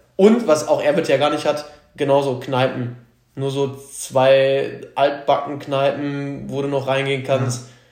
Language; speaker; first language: German; native; German